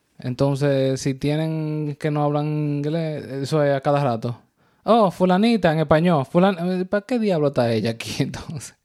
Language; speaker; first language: Spanish; native; Spanish